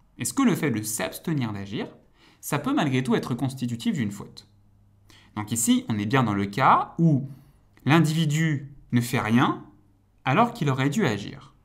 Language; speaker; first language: French; native; French